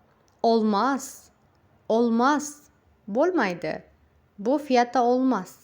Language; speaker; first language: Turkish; non-native, fluent; Uzbek